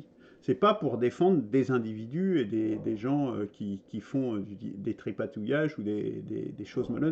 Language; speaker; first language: French; native; French